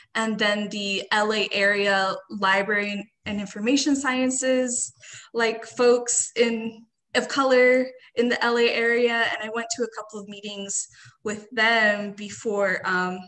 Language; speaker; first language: English; native; English